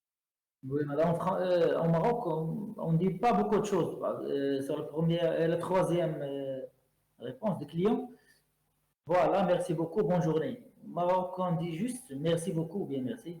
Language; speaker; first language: French; non-native, local second language; Arabic